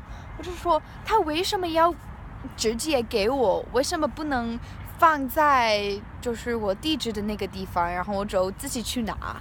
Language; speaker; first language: Chinese; non-native, learner; English